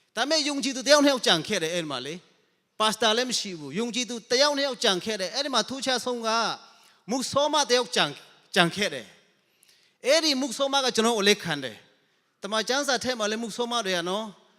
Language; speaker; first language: Burmese; non-native, local second language; Hakha Chin